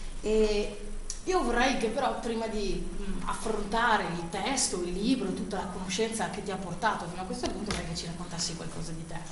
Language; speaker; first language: Italian; native; Italian